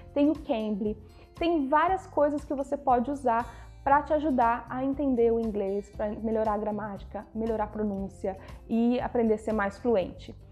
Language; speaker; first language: Portuguese; native; Portuguese